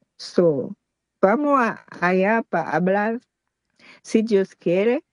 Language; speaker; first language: Spanish; non-native, learner; Haitian Creole